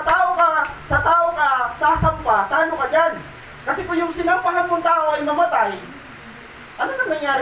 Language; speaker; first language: Filipino; native; Filipino